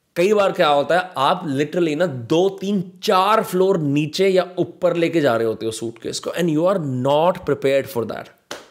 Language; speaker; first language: Hindi; native; Hindi